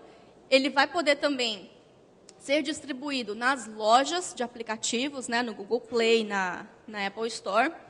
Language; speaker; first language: Portuguese; native; Portuguese